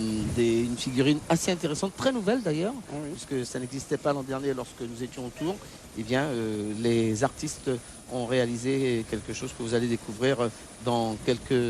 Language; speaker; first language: French; native; French